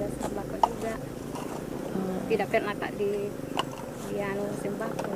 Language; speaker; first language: Indonesian; non-native, local second language; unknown